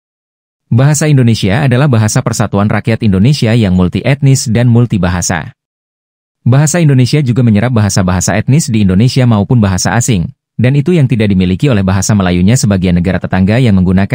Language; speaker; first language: Indonesian; native; Indonesian